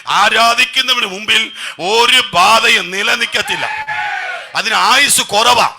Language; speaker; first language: Malayalam; non-native, local second language; Tamil